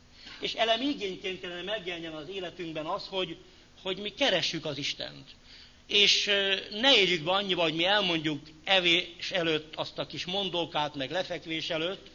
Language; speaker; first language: Hungarian; native; Hungarian